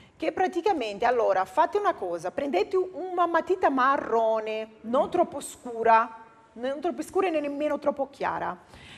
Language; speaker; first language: Italian; non-native, fluent; Portuguese